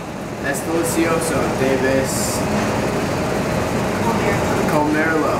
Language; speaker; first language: Spanish; non-native, learner; English